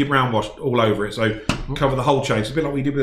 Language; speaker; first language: English; native; English